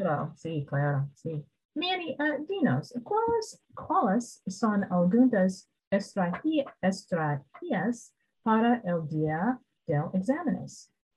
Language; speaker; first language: Spanish; non-native, learner; English